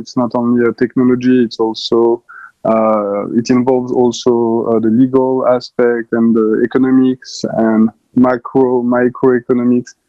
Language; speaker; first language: English; non-native, fluent; French